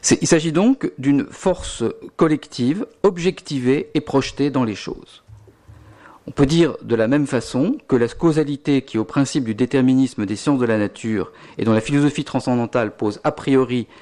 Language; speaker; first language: French; native; French